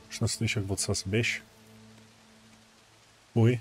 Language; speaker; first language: Czech; native; Czech